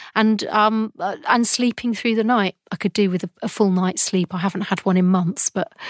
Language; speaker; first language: English; native; English